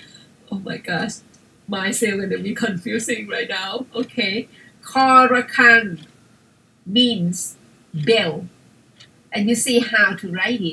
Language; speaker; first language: English; non-native, fluent; Thai